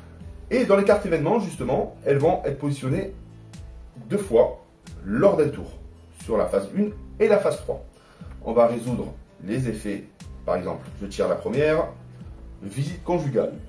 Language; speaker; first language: French; native; French